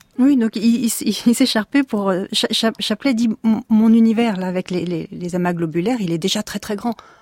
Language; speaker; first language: French; native; French